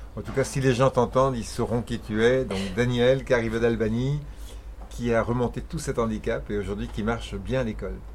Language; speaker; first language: French; native; French